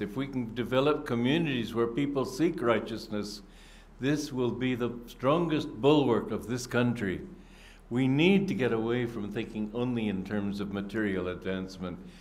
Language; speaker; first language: English; native; English